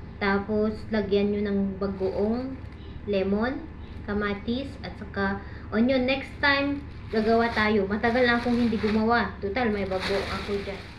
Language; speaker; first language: Filipino; non-native, local second language; Iloko